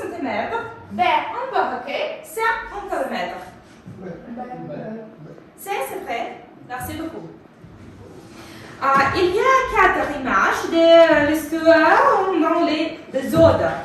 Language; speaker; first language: French; non-native, fluent; Russian